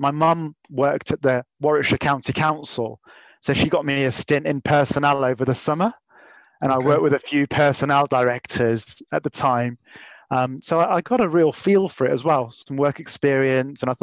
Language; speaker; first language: English; native; English